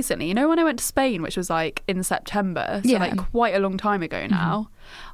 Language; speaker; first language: English; native; English